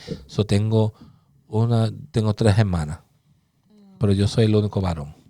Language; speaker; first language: Spanish; early bilingual, other home language; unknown